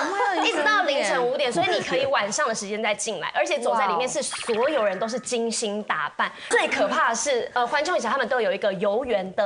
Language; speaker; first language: Chinese; native; Chinese